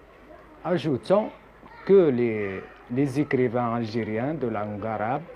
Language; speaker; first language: French; non-native, local second language; Arabic